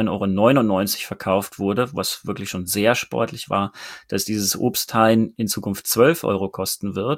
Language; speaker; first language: German; native; German